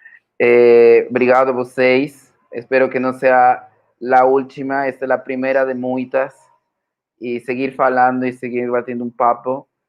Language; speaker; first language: Portuguese; non-native, fluent; Spanish